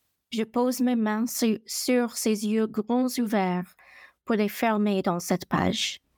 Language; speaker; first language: French; non-native, fluent; English